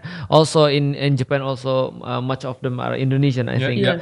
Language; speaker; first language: English; non-native, fluent; Indonesian